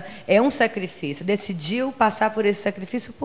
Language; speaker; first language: Portuguese; native; Portuguese